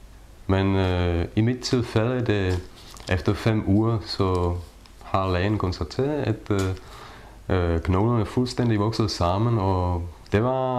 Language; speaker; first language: Danish; non-native, fluent; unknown